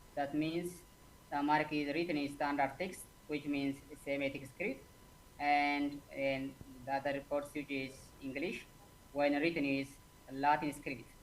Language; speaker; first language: English; non-native, local second language; Amharic